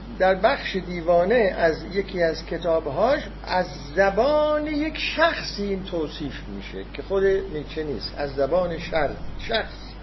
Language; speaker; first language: Persian; non-native, local second language; Azerbaijani